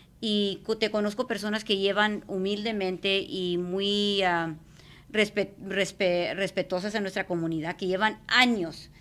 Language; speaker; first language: Spanish; native; Spanish